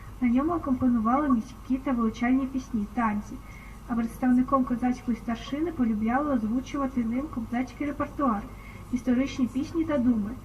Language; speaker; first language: Ukrainian; native; Ukrainian